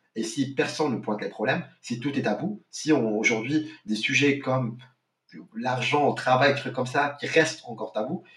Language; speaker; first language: French; non-native, local second language; Arabic